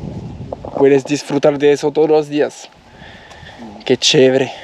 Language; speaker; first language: Spanish; non-native, learner; French